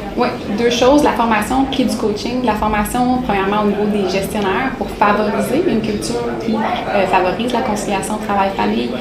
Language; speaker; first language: French; native; French